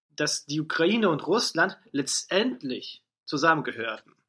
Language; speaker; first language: German; non-native, fluent; Russian